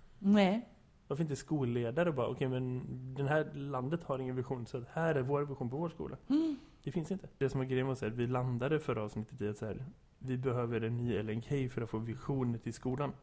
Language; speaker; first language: Swedish; native; Swedish